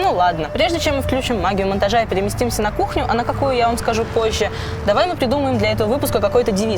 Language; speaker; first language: Russian; native; Russian